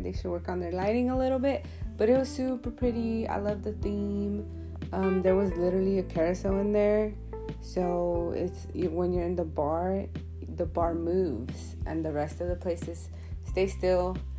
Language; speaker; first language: English; early bilingual, other home language; Spanish